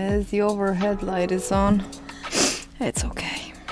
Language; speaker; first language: English; non-native, fluent; Romanian